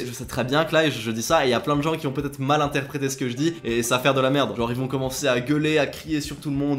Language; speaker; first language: French; native; French